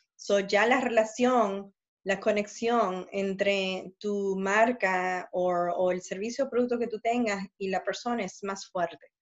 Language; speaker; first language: Spanish; early bilingual, heritage; Spanish